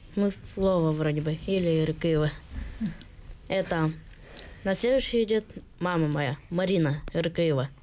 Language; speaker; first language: Russian; native; Russian